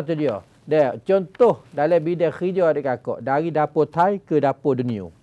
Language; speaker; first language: Malay; native; Malay